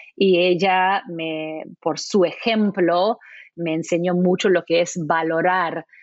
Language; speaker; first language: Spanish; non-native, fluent; English